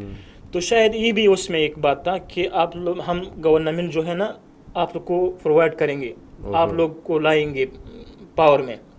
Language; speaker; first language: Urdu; non-native, fluent; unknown